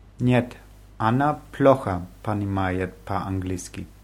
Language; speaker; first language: Russian; non-native, learner; German